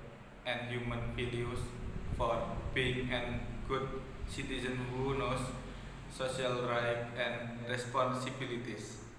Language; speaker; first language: English; non-native, learner; Indonesian